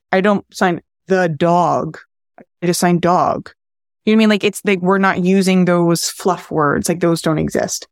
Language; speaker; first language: English; native; English